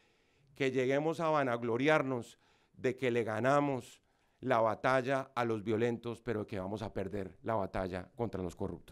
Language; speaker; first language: Spanish; native; Spanish